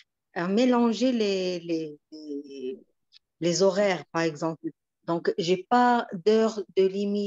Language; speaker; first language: French; non-native, local second language; Arabic